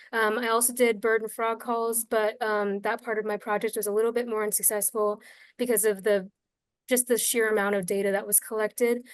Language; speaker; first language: English; native; English